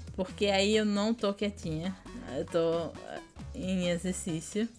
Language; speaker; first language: Portuguese; native; Portuguese